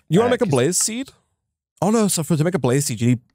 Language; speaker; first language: English; native; English